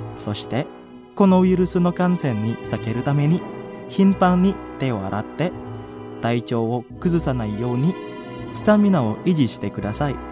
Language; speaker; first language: Japanese; non-native, fluent; Indonesian